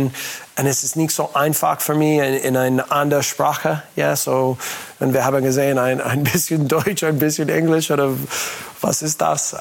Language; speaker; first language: German; non-native, learner; English